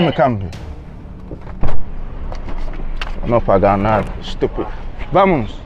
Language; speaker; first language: Spanish; non-native, learner; English